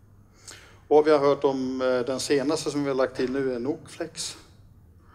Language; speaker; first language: Swedish; native; Swedish